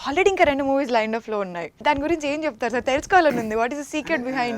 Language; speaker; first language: Telugu; native; Telugu